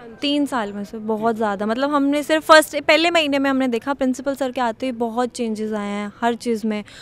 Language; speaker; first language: Hindi; native; Hindi